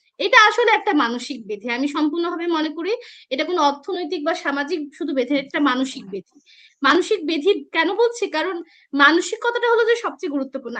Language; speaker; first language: Bangla; non-native, local second language; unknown